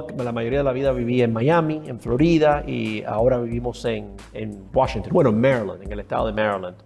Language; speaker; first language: Spanish; early bilingual, heritage; Spanish